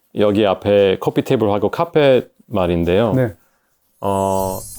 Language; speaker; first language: Korean; non-native, fluent; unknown